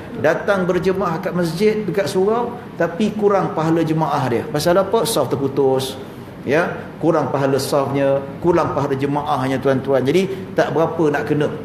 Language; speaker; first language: Malay; native; Malay